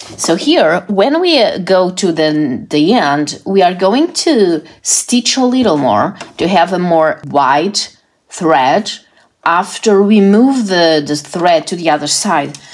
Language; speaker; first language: English; non-native, fluent; Portuguese